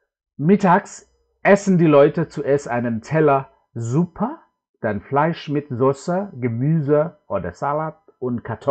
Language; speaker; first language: German; non-native, fluent; Indonesian